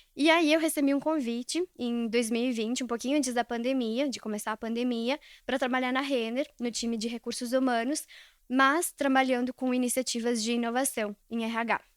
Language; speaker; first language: Portuguese; early bilingual, other home language; Spanish